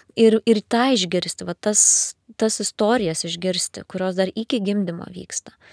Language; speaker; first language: Lithuanian; native; Lithuanian